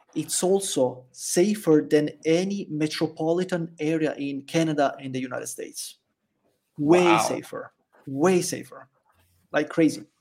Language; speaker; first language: English; non-native, fluent; Italian